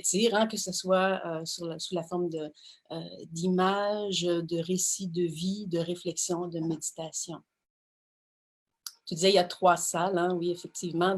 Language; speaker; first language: French; native; French